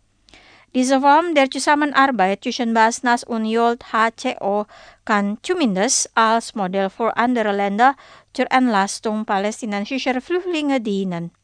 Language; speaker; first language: German; non-native, fluent; Indonesian